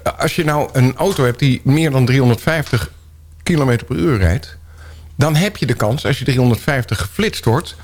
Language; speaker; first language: Dutch; native; Dutch